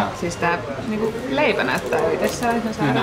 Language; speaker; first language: Finnish; native; Finnish